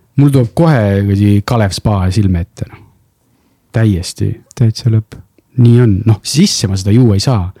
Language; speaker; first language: Estonian; non-native, local second language; Russian